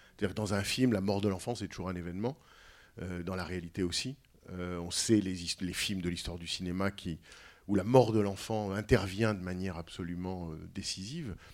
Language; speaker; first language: French; native; French